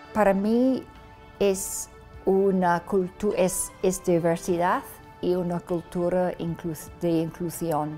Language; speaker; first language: Spanish; non-native, learner; English